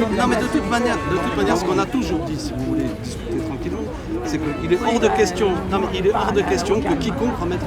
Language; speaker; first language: French; native; French